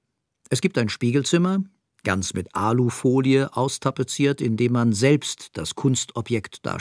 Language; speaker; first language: German; native; German